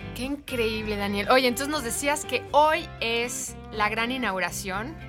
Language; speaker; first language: Spanish; native; Spanish